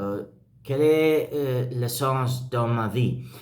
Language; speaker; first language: French; non-native, learner; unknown